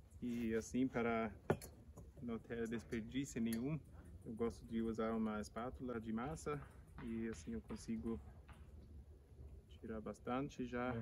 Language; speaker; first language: Portuguese; non-native, fluent; German